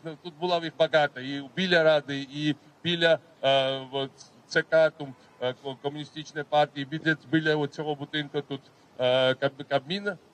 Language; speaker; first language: Ukrainian; non-native, fluent; Georgian